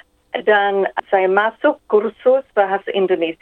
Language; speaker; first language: Indonesian; non-native, fluent; English